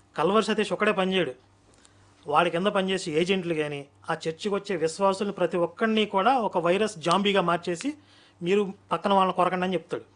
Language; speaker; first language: Telugu; native; Telugu